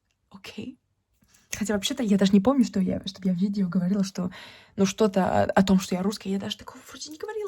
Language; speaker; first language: Russian; early bilingual, heritage; Russian